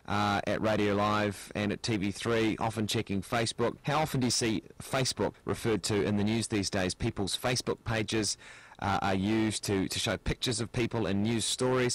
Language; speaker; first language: English; native; English